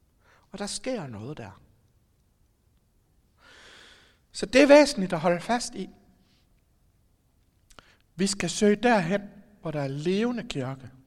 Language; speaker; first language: Danish; native; Danish